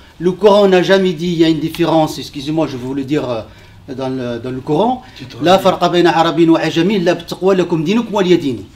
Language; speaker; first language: French; non-native, local second language; Arabic